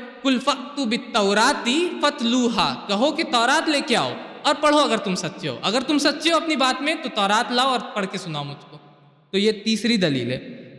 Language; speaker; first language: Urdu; native; Urdu